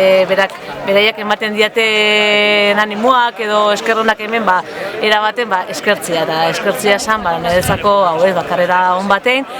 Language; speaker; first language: Basque; native; Basque